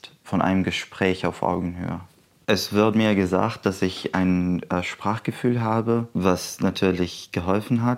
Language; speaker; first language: German; non-native, fluent; Arabic